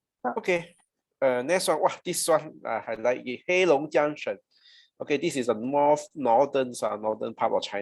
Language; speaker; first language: English; non-native, local second language; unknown